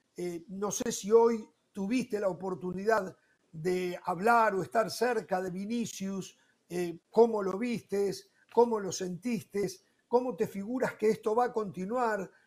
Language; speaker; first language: Spanish; native; Spanish